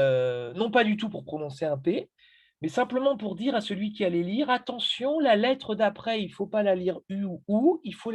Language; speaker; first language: French; native; French